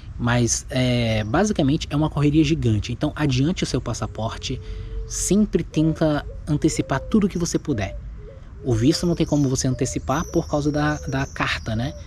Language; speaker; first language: Portuguese; native; Portuguese